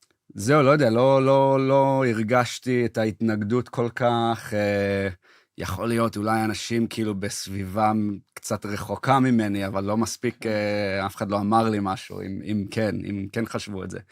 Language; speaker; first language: Hebrew; early bilingual, heritage; English